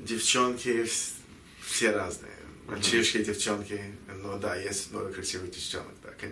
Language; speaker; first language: Russian; early bilingual, heritage; Russian